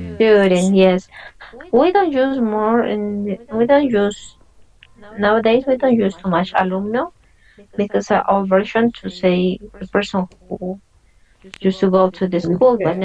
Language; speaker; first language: English; non-native, fluent; Spanish